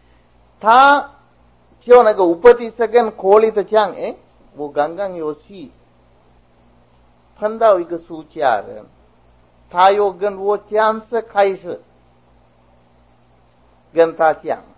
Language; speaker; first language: Chinese; non-native, fluent; Sinhala